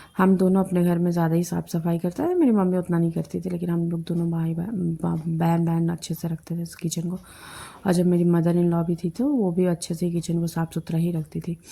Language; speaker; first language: Hindi; non-native, local second language; Bangla